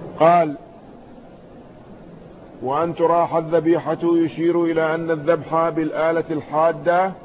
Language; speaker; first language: Arabic; native; Arabic